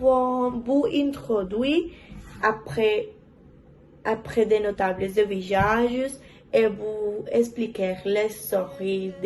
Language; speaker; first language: French; non-native, learner; Spanish